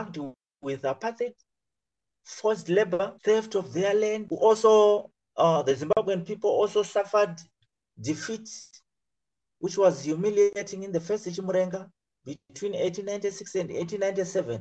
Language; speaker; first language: English; non-native, local second language; Shona